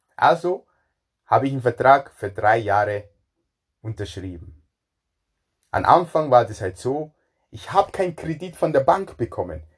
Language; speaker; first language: German; non-native, fluent; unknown